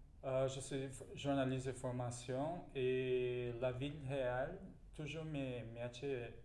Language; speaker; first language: French; non-native, fluent; Portuguese